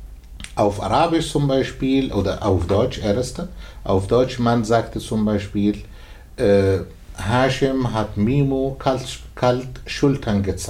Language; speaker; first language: German; non-native, learner; Arabic